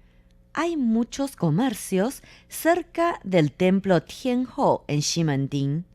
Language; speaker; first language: Spanish; non-native, fluent; Chinese